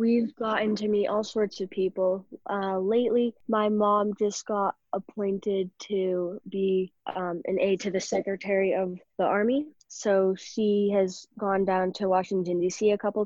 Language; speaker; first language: English; native; English